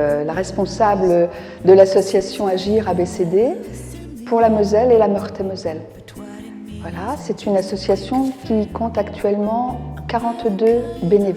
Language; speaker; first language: French; native; French